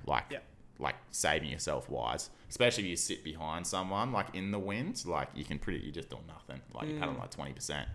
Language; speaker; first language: English; native; English